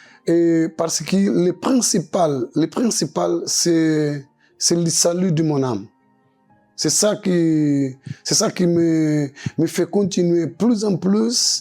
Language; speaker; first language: French; non-native, local second language; Portuguese